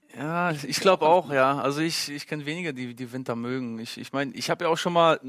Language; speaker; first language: German; non-native, fluent; Polish